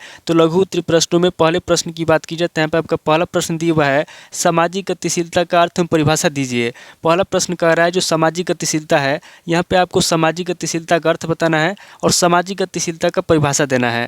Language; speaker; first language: Hindi; native; Hindi